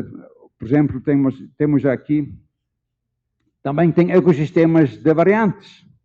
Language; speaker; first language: Portuguese; non-native, fluent; Dutch